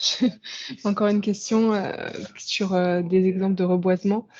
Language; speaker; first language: French; native; French